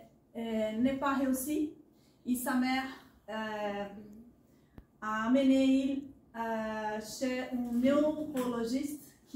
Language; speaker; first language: French; non-native, learner; Portuguese